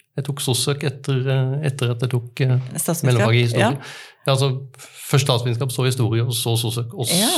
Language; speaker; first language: Norwegian; native; Norwegian